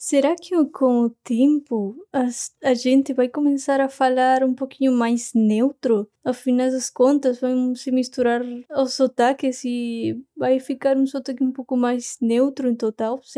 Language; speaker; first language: Portuguese; non-native, fluent; Spanish